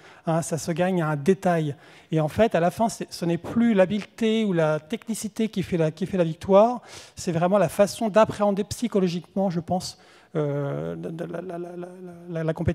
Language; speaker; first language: French; native; French